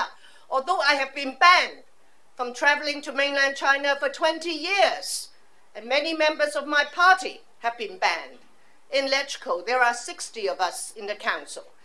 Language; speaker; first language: English; non-native, local second language; Cantonese